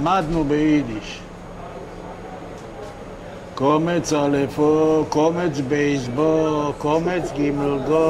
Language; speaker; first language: Hebrew; non-native, local second language; Yiddish